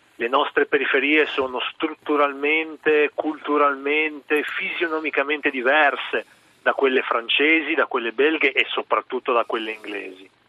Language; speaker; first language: Italian; native; Italian